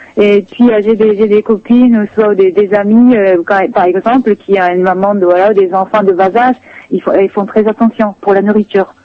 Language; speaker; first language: French; non-native, fluent; Japanese